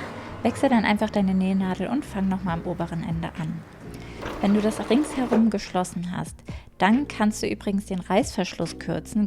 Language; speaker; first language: German; native; German